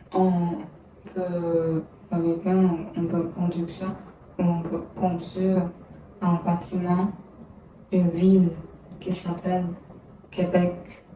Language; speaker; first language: French; non-native, learner; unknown